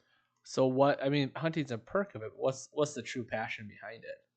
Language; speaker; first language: English; native; English